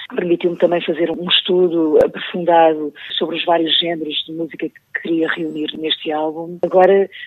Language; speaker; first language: Portuguese; native; Portuguese